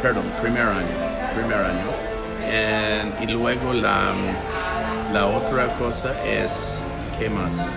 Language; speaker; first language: Spanish; non-native, fluent; English